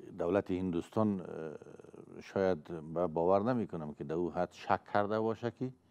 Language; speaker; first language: Persian; native; Persian